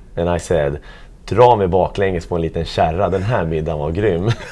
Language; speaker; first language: Swedish; native; Swedish